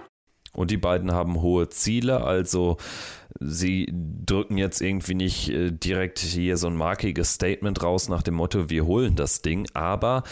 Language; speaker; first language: German; native; German